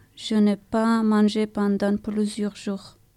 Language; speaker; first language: French; non-native, learner; Persian